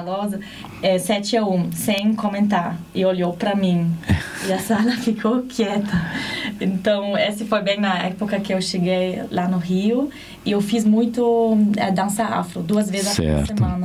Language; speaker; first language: Portuguese; non-native, fluent; German